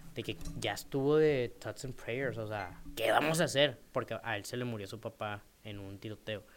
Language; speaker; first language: Spanish; native; Spanish